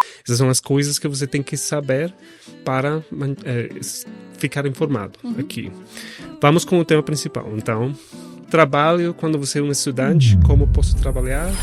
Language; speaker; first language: Portuguese; non-native, fluent; Spanish